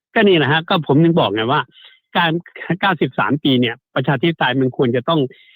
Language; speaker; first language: Thai; native; Thai